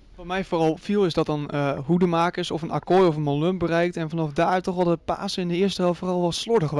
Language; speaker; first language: Dutch; native; Dutch